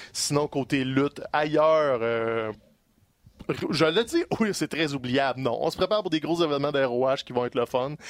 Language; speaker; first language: French; native; French